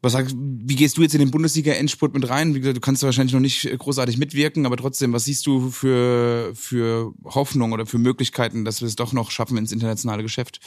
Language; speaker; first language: German; native; German